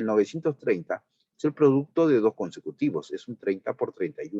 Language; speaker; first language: Spanish; native; Spanish